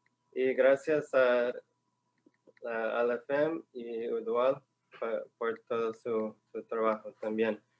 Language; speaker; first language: Spanish; non-native, fluent; English